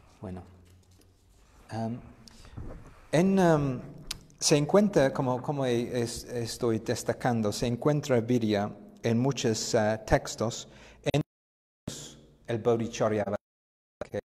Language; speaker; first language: Spanish; non-native, fluent; English